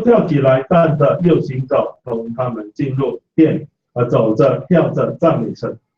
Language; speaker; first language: Chinese; native; Chinese